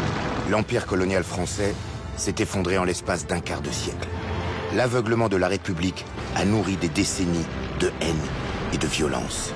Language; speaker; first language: French; native; French